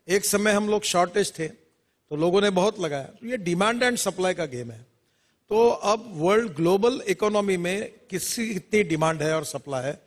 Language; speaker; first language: Hindi; non-native, local second language; Marathi